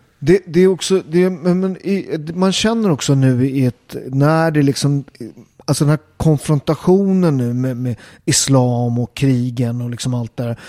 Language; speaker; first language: Swedish; early bilingual, other home language; Italian